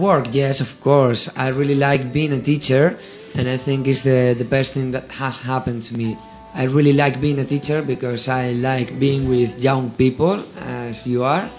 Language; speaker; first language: English; non-native, fluent; Spanish